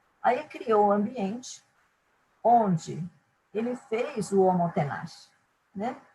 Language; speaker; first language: Portuguese; early bilingual, other home language; Japanese